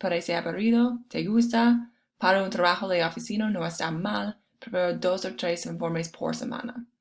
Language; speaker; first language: Spanish; non-native, fluent; English